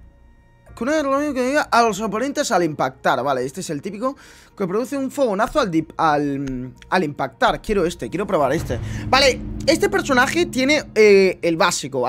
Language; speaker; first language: Spanish; native; Spanish